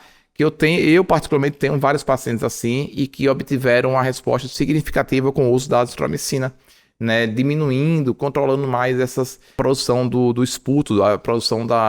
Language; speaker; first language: Portuguese; native; Portuguese